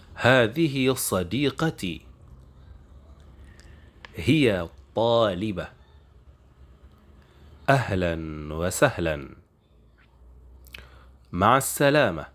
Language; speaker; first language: Arabic; non-native, fluent; Indonesian